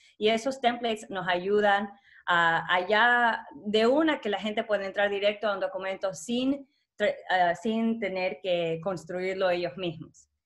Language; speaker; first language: Spanish; early bilingual, heritage; Spanish